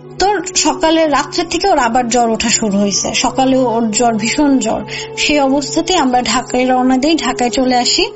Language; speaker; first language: Bangla; native; Bangla